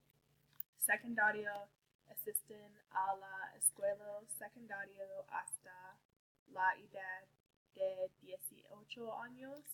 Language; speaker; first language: Spanish; non-native, learner; English